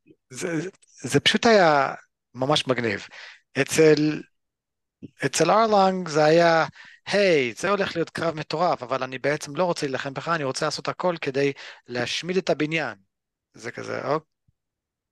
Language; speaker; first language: Hebrew; early bilingual, other home language; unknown